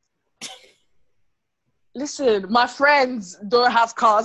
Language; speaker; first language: English; non-native, local second language; Krio